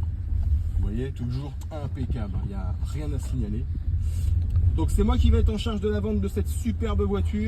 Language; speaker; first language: French; native; French